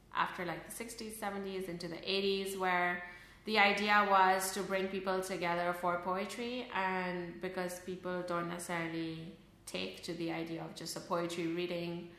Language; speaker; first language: English; early bilingual, other home language; Urdu